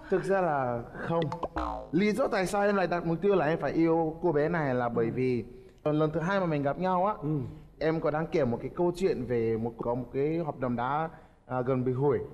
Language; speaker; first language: Vietnamese; non-native, fluent; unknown